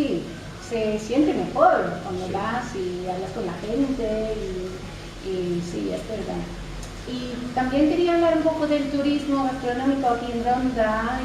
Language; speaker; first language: Spanish; non-native, fluent; English